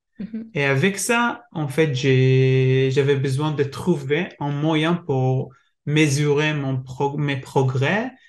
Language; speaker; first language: French; non-native, learner; Hebrew